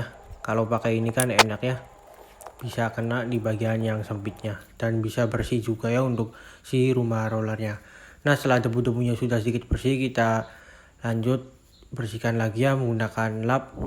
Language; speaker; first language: Indonesian; native; Indonesian